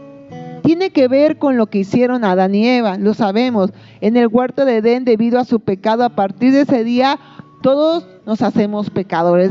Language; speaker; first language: Spanish; native; Spanish